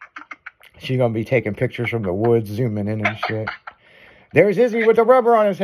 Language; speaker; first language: English; native; English